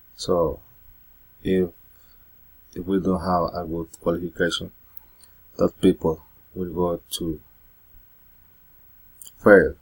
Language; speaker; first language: English; non-native, learner; Spanish